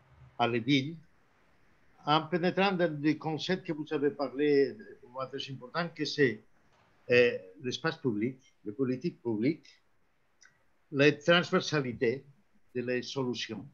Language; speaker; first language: French; non-native, fluent; Spanish